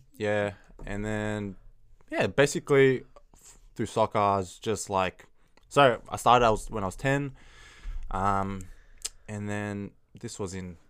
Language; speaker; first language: English; early bilingual, other home language; Chinese